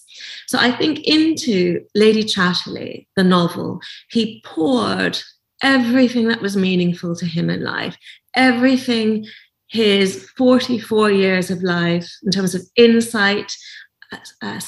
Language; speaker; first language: English; native; English